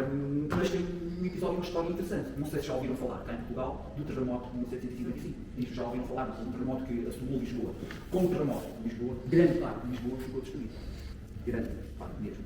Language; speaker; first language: Portuguese; native; Portuguese